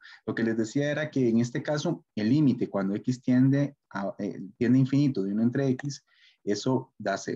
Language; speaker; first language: Spanish; native; Spanish